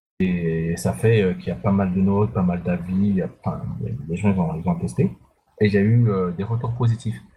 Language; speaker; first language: French; non-native, local second language; Sango